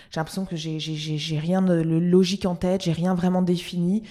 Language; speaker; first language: French; native; French